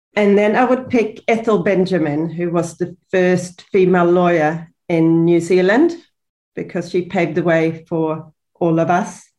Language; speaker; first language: English; non-native, fluent; Swedish